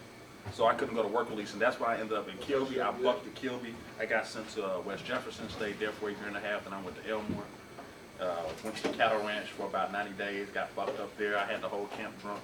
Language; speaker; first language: English; native; English